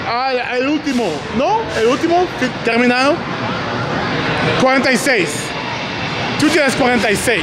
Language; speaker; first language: Spanish; non-native, learner; English